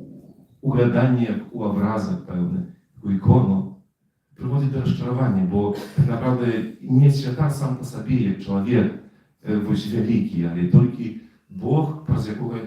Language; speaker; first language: Polish; non-native, learner; Russian